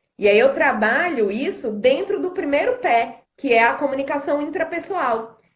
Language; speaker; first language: Portuguese; native; Portuguese